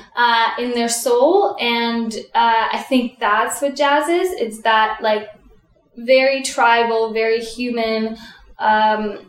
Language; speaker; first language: English; early bilingual, other home language; Russian